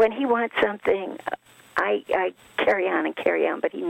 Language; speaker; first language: English; early bilingual, other home language; Swedish